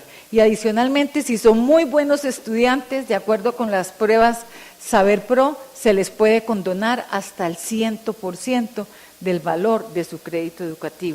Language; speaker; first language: Spanish; native; Spanish